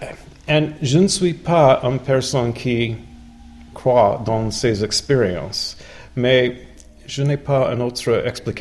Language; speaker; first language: French; non-native, learner; English